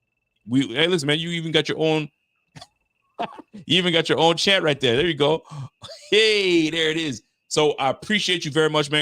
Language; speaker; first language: English; native; English